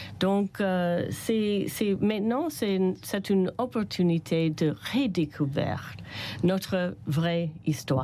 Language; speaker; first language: French; non-native, learner; English